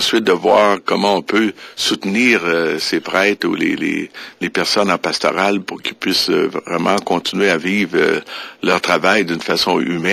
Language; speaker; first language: French; native; French